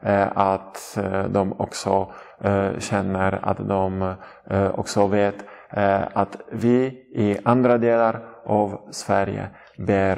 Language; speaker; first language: Swedish; non-native, fluent; Polish